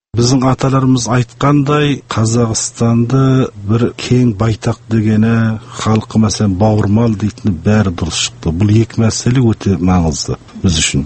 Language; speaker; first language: Kazakh; early bilingual, heritage; Kazakh